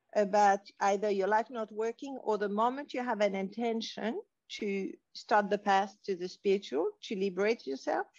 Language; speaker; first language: English; non-native, fluent; French